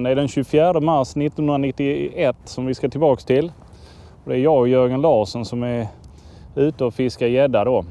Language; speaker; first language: Swedish; native; Swedish